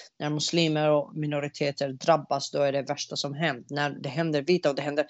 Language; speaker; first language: Swedish; early bilingual, other home language; Arabic